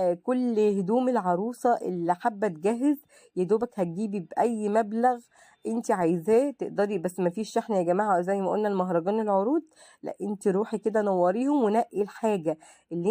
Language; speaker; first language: Arabic; native; Arabic